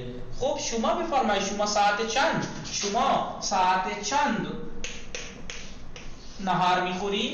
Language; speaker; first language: Persian; non-native, fluent; Urdu